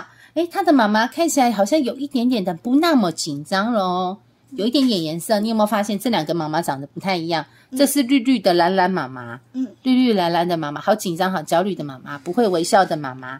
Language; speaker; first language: Chinese; native; Chinese